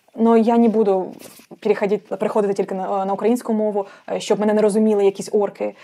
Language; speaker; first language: Ukrainian; non-native, local second language; Russian